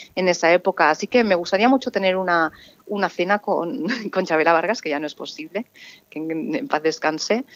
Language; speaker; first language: Spanish; native; Spanish